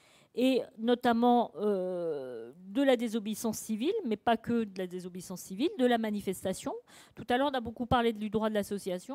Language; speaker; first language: French; native; French